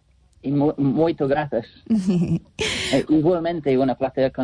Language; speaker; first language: Spanish; non-native, learner; English